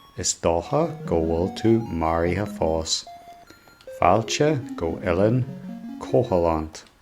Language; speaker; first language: Irish; non-native, local second language; English